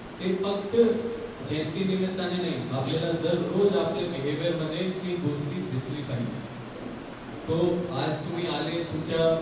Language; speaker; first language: Marathi; non-native, local second language; Hindi